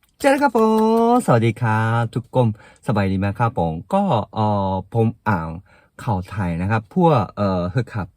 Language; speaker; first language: Thai; non-native, fluent; Japanese